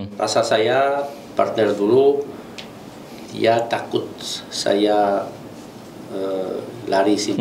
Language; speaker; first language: Indonesian; non-native, learner; Italian